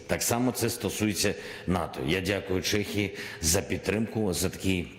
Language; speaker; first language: Ukrainian; non-native, local second language; Russian